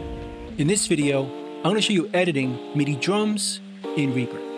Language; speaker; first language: English; native; English